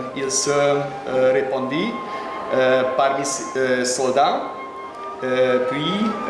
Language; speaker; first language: French; non-native, learner; Hungarian